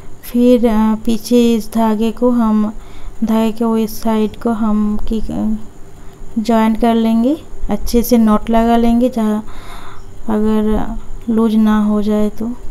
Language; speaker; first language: Hindi; non-native, local second language; Bangla